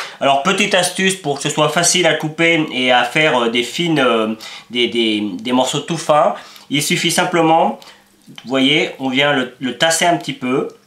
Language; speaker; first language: French; native; French